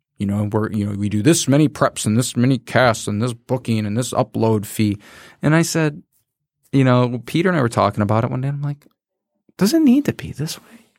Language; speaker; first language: English; native; English